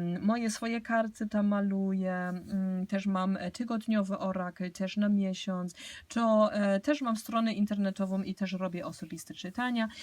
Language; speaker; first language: Polish; early bilingual, heritage; Polish